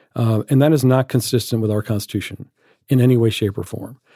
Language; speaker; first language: English; native; English